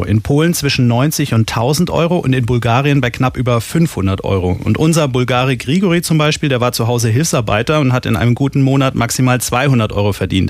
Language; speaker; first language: German; native; German